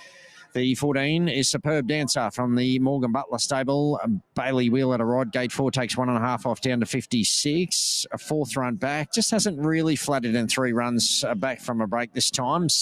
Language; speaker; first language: English; native; English